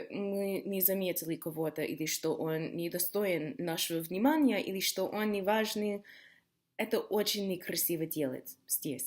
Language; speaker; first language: Russian; non-native, fluent; English